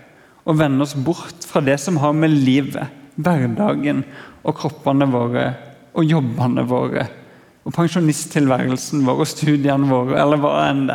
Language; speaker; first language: Norwegian; native; Norwegian